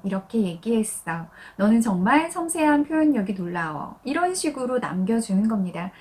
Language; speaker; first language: Korean; native; Korean